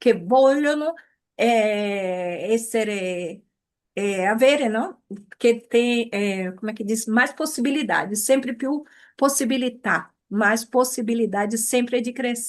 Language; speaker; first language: Italian; early bilingual, heritage; Portuguese